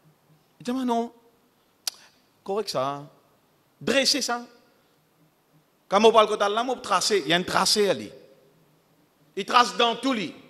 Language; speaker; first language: French; non-native, local second language; Morisyen